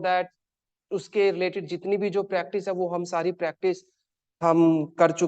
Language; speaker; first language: Hindi; native; Hindi